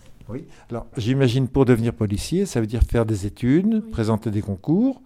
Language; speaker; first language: French; native; French